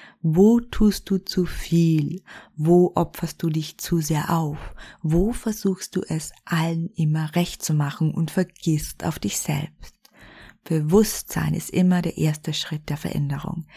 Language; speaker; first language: German; native; German